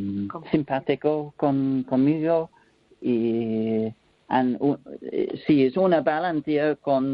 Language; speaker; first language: Spanish; non-native, learner; English